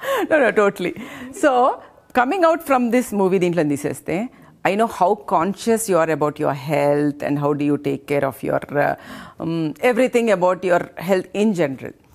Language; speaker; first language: English; non-native, local second language; Telugu